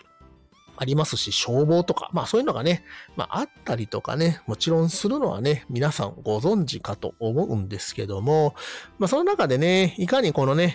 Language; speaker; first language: Japanese; native; Japanese